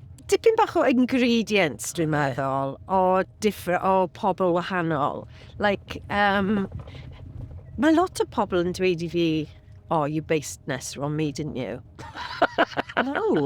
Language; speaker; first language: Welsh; non-native, local second language; English